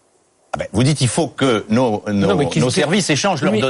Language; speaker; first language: French; native; French